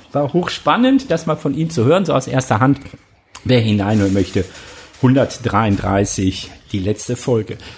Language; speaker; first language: German; native; German